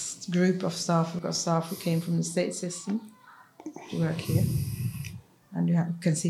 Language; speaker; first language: English; non-native, fluent; Swiss German